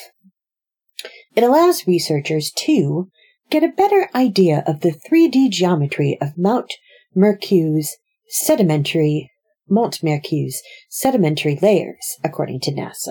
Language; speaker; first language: English; native; English